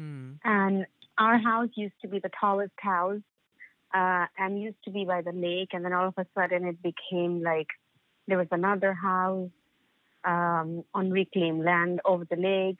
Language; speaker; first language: English; non-native, local second language; Bangla